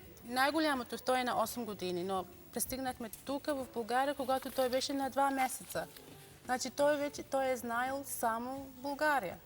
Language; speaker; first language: Bulgarian; non-native, learner; English